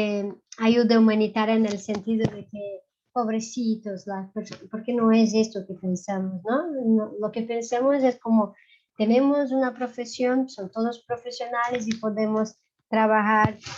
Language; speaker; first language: Spanish; non-native, fluent; Portuguese